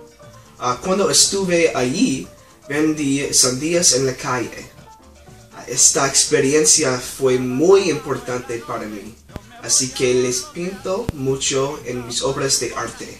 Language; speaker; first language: Spanish; non-native, learner; English